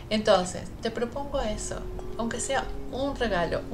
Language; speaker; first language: Spanish; native; Spanish